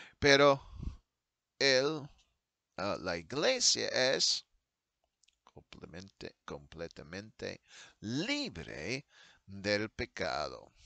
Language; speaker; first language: Spanish; non-native, fluent; English